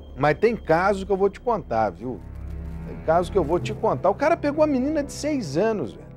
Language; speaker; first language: Portuguese; native; Portuguese